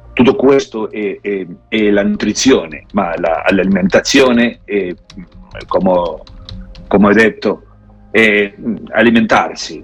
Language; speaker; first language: Italian; non-native, learner; Spanish